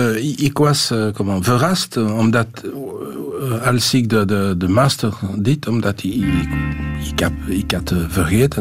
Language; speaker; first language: Dutch; non-native, local second language; French